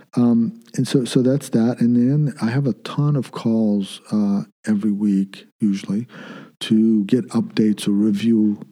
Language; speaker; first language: English; early bilingual, other home language; Arabic